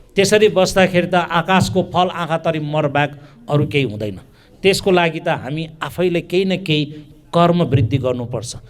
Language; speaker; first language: Nepali; non-native, local second language; Newari